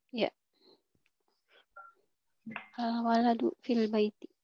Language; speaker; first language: Arabic; non-native, learner; Indonesian